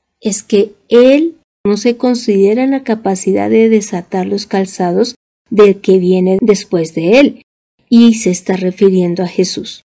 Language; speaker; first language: Spanish; native; Spanish